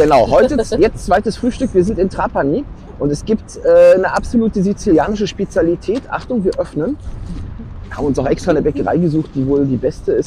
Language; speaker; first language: German; native; German